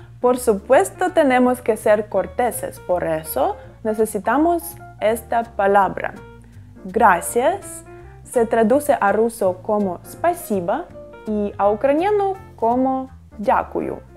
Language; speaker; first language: Spanish; non-native, fluent; Russian